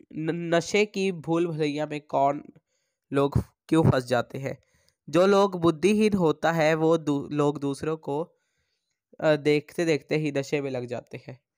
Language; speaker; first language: Hindi; non-native, local second language; Punjabi